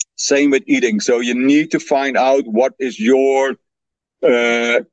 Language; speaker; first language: English; non-native, fluent; Dutch